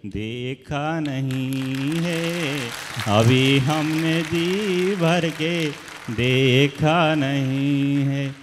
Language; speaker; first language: Hindi; native; Hindi